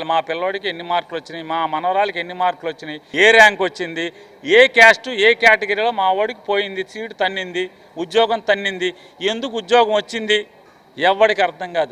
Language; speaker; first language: Telugu; native; Telugu